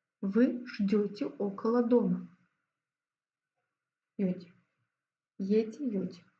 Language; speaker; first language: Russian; non-native, fluent; Azerbaijani